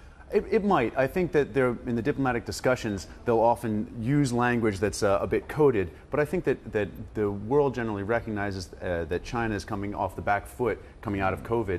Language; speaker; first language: English; native; English